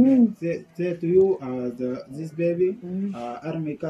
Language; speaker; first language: English; non-native, learner; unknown